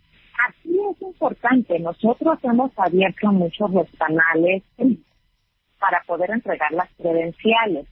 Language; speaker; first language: Spanish; native; Spanish